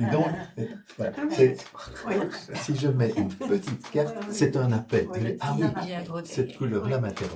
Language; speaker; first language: French; native; French